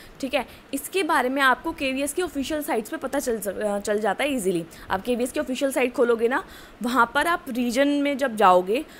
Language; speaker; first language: Hindi; native; Hindi